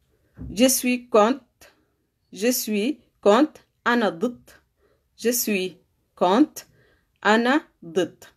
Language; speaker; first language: French; non-native, learner; Arabic